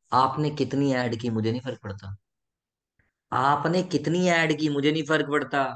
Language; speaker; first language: Hindi; native; Hindi